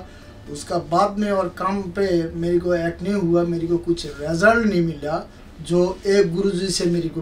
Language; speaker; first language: Hindi; non-native, learner; Nepali